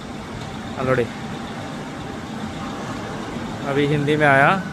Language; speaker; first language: Hindi; non-native, local second language; Kannada